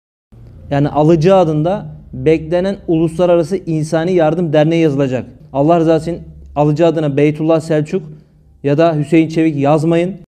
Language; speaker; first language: Turkish; native; Turkish